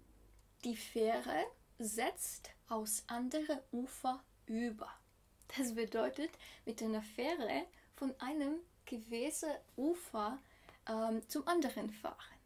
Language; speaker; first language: German; non-native, fluent; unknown